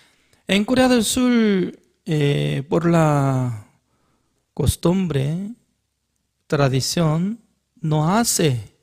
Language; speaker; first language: Spanish; non-native, fluent; Korean